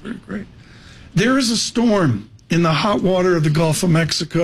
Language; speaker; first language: English; native; English